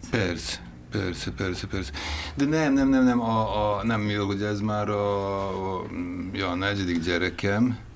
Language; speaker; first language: Hungarian; non-native, local second language; Serbian